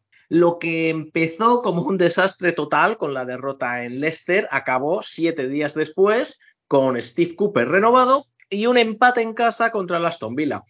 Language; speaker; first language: Spanish; native; Spanish